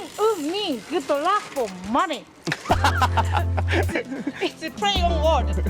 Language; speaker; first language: English; non-native, learner; Japanese